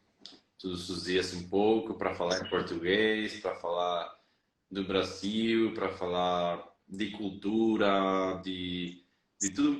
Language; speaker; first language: Portuguese; non-native, fluent; Spanish